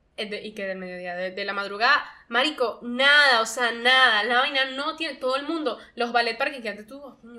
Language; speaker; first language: Spanish; native; Spanish